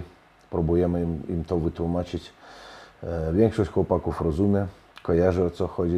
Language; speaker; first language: Polish; non-native, fluent; Russian